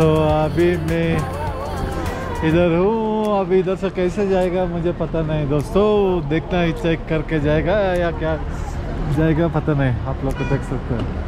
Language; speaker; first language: Hindi; non-native, local second language; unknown